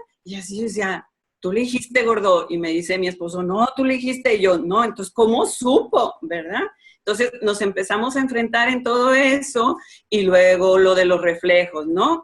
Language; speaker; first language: Spanish; native; Spanish